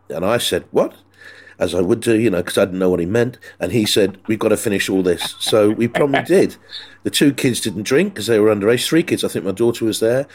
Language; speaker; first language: English; native; English